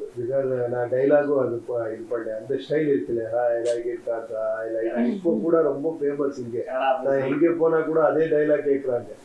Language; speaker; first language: Tamil; non-native, learner; Kannada